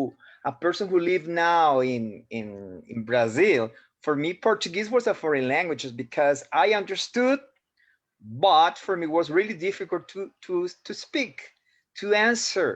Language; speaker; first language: English; non-native, fluent; Spanish